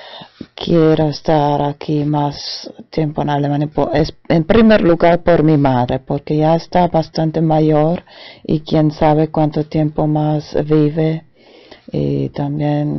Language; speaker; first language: Spanish; non-native, fluent; German